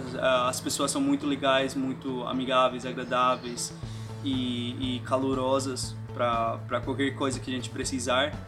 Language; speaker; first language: Portuguese; non-native, fluent; Spanish